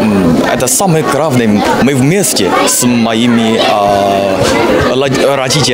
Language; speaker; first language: Russian; non-native, learner; Chinese